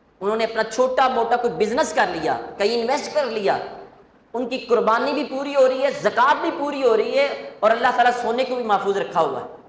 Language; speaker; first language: Urdu; non-native, local second language; Punjabi